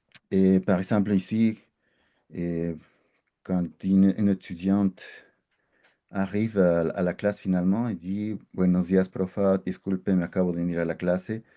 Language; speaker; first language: French; non-native, fluent; Spanish